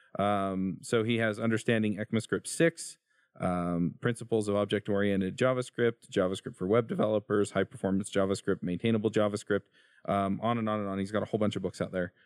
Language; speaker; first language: English; native; English